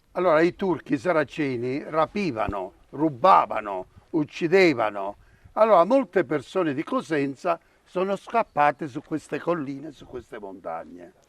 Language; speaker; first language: Italian; native; Italian